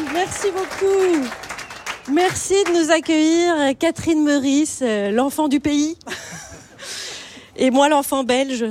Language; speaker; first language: French; native; French